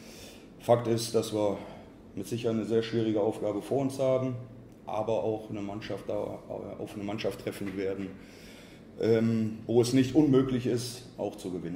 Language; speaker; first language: German; native; German